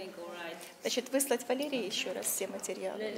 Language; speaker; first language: Russian; native; Russian